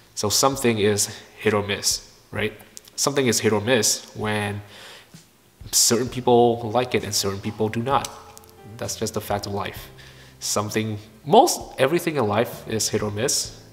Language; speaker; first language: English; non-native, fluent; Vietnamese